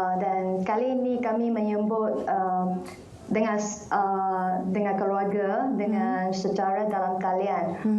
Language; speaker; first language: Malay; non-native, local second language; Chinese